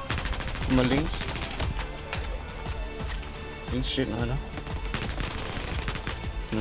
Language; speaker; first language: German; native; German